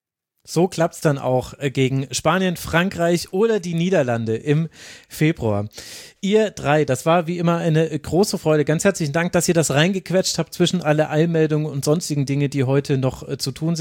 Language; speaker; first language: German; native; German